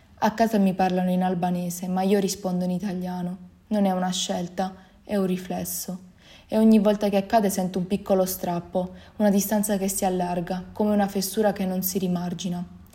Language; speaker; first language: Italian; early bilingual, other home language; Albanian